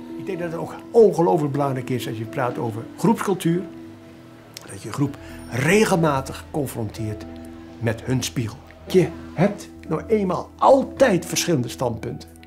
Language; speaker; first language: Dutch; native; Dutch